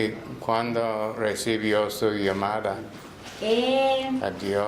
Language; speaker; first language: Spanish; non-native, learner; English